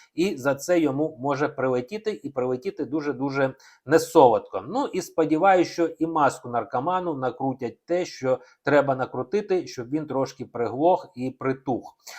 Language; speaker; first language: Ukrainian; non-native, local second language; Russian